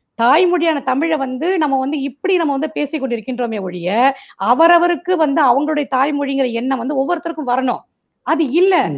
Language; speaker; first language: Tamil; non-native, local second language; Marathi